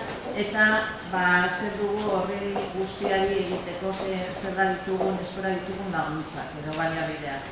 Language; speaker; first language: Basque; native; Basque